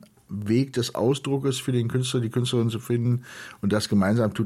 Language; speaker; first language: German; native; German